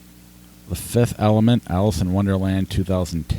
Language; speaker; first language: English; native; English